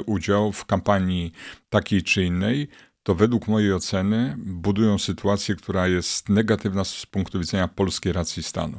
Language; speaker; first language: Polish; native; Polish